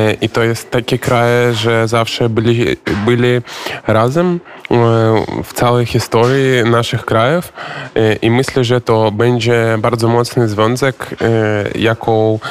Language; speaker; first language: Polish; non-native, learner; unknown